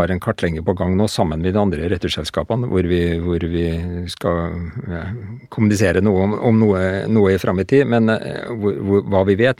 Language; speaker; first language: Norwegian; native; Norwegian